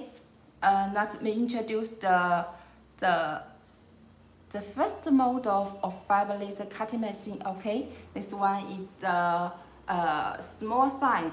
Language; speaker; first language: English; non-native, learner; Chinese